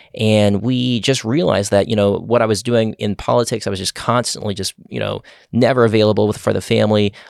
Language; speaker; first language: English; native; English